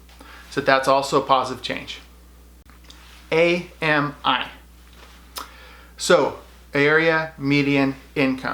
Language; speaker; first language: English; native; English